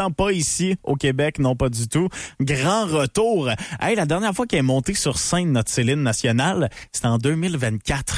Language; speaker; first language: French; native; French